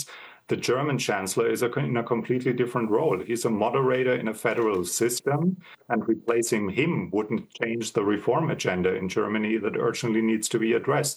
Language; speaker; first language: English; non-native, fluent; German